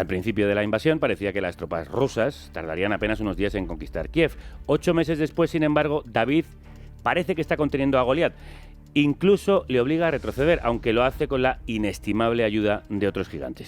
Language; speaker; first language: Spanish; native; Spanish